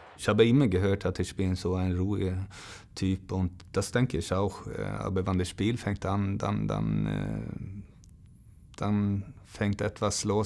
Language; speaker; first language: German; non-native, fluent; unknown